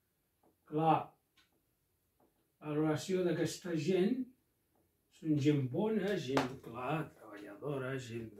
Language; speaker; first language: Catalan; non-native, local second language; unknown